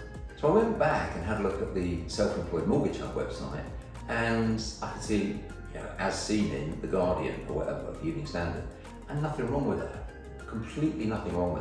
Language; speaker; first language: English; native; English